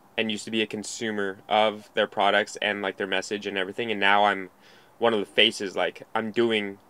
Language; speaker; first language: English; native; English